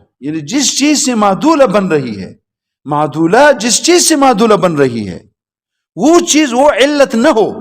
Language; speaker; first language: Urdu; non-native, local second language; Pashto